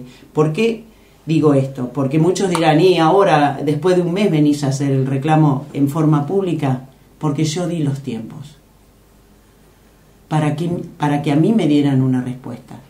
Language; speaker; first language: Spanish; native; Spanish